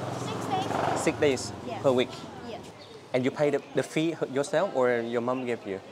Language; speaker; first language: English; non-native, learner; Vietnamese